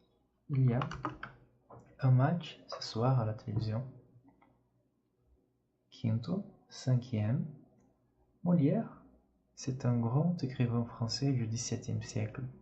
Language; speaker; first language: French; non-native, fluent; Portuguese